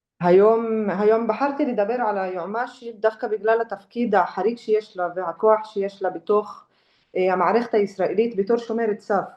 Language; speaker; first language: Hebrew; non-native, local second language; Arabic